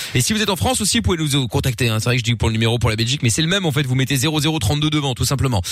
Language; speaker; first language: French; native; French